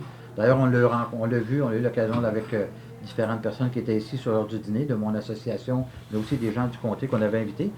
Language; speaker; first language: French; native; French